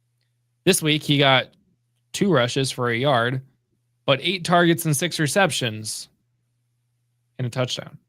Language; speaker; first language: English; native; English